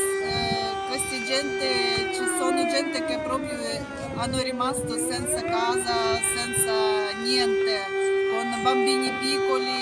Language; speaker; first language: Italian; non-native, learner; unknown